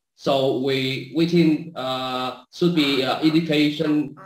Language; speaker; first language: English; non-native, learner; Vietnamese